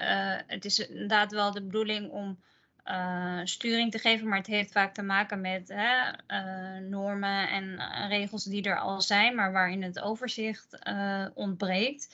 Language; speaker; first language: Dutch; native; Dutch